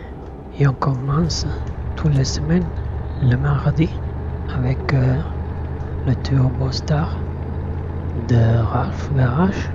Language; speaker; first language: French; non-native, learner; Italian